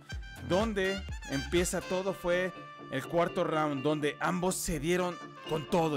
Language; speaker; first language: Spanish; native; Spanish